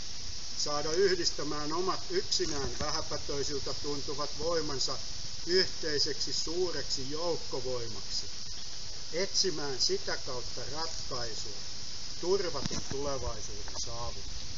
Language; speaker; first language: Finnish; native; Finnish